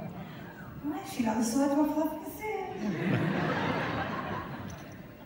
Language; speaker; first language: French; non-native, learner; Portuguese